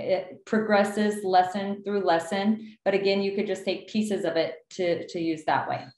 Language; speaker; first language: English; native; English